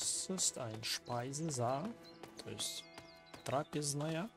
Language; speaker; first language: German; non-native, fluent; Russian